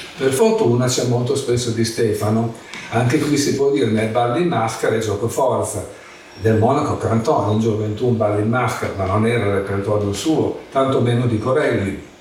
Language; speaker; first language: Italian; native; Italian